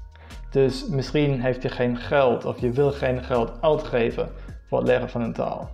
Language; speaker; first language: Dutch; non-native, fluent; English